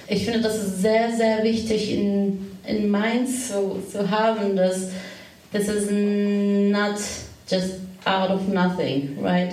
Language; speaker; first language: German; non-native, learner; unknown